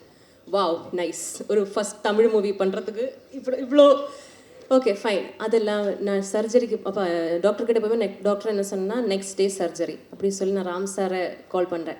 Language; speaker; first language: Tamil; non-native, learner; Malayalam